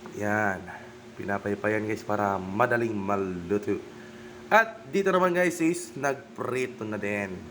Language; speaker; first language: Filipino; non-native, local second language; Bikol